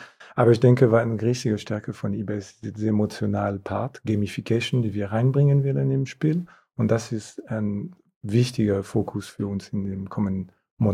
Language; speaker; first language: German; non-native, fluent; French